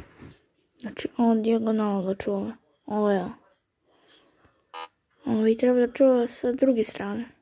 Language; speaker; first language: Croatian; early bilingual, heritage; Croatian